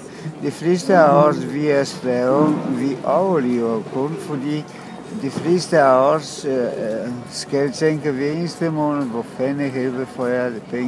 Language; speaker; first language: Danish; non-native, fluent; Polish